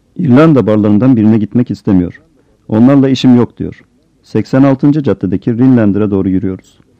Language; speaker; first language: Turkish; native; Turkish